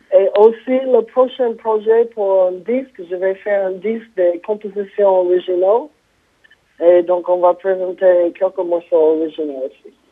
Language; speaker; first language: French; non-native, fluent; English